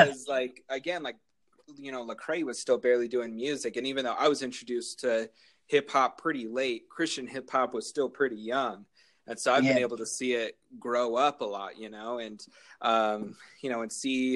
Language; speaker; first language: English; native; English